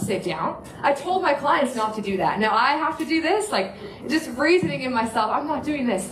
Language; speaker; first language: English; native; English